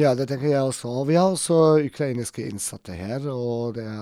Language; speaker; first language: Norwegian; non-native, learner; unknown